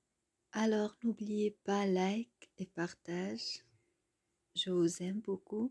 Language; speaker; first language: French; non-native, local second language; Arabic